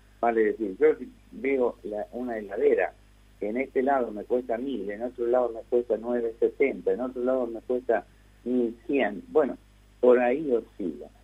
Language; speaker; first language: Spanish; native; Spanish